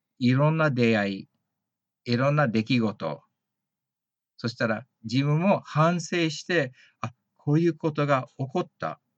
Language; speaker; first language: Japanese; early bilingual, heritage; Japanese